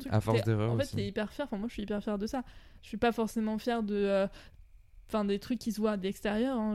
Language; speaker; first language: French; native; French